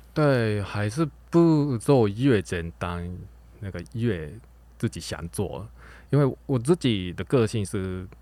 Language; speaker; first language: Chinese; non-native, fluent; Japanese